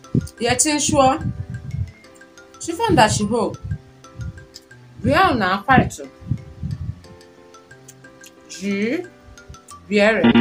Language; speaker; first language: Chinese; non-native, learner; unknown